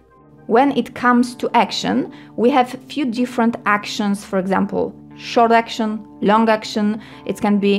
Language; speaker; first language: English; non-native, fluent; Polish